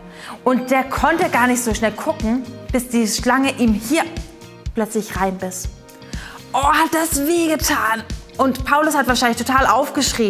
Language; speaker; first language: German; native; German